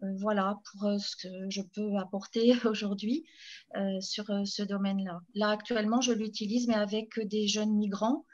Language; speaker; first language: French; native; French